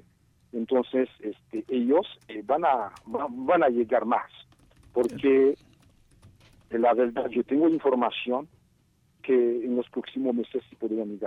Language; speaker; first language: Spanish; non-native, fluent; Haitian Creole